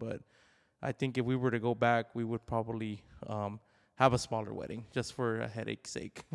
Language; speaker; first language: English; early bilingual, other home language; Spanish